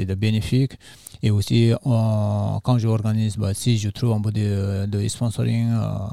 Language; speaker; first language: French; non-native, fluent; Nepali